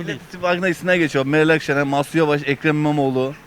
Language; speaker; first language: Turkish; native; Turkish